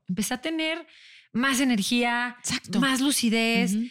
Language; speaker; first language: Spanish; native; Spanish